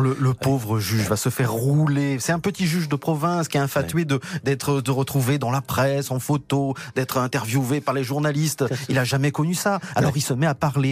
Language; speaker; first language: French; native; French